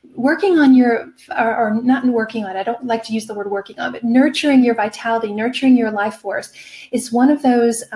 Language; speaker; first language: English; native; English